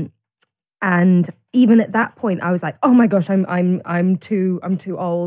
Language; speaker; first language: English; native; English